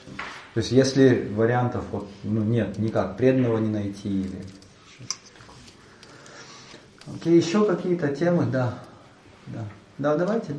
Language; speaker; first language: Russian; native; Russian